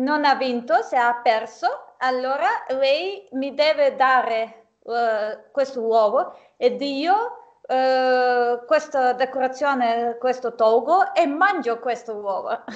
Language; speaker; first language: Italian; non-native, fluent; Serbian